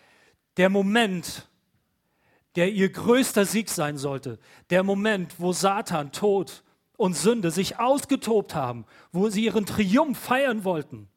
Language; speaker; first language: German; native; German